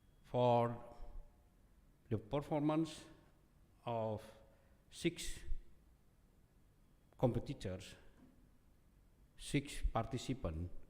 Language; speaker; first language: English; non-native, fluent; Indonesian